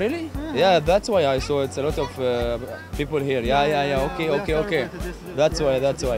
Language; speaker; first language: English; non-native, learner; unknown